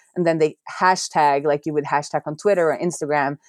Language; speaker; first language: English; non-native, fluent; Norwegian